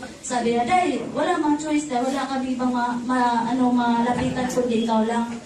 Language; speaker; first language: Filipino; non-native, local second language; Cebuano